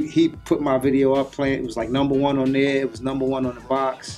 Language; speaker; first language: English; native; English